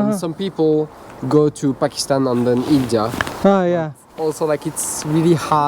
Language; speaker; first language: English; non-native, fluent; French